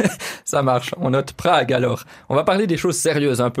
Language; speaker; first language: French; native; French